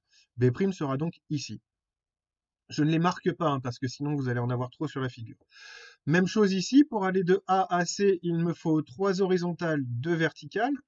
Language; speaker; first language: French; native; French